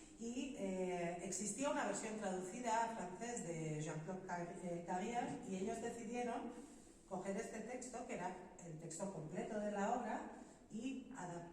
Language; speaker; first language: Spanish; non-native, local second language; French